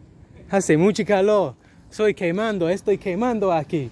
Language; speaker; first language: Spanish; non-native, learner; English